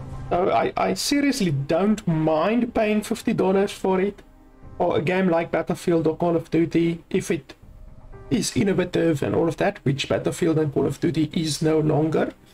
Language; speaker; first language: English; native; English